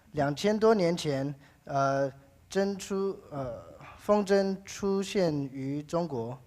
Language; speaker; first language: Chinese; early bilingual, heritage; English